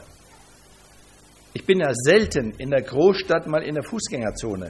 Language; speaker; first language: German; native; German